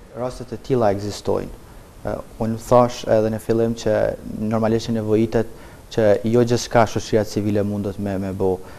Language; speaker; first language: Albanian; non-native, local second language; Romany